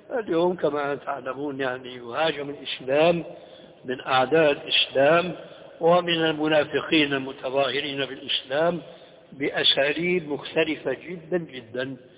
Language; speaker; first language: Arabic; early bilingual, other home language; Albanian